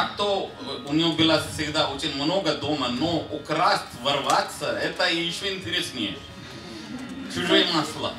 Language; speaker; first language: Russian; non-native, fluent; Hindi